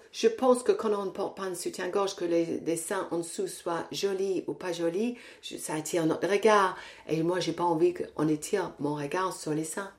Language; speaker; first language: French; non-native, fluent; English